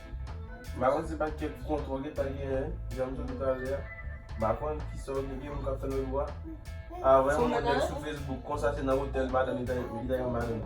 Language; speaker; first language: French; non-native, local second language; Haitian Creole